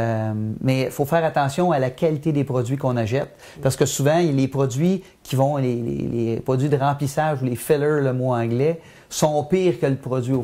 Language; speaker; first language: French; native; French